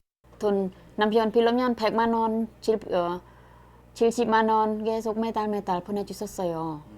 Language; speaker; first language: Korean; non-native, learner; Khmer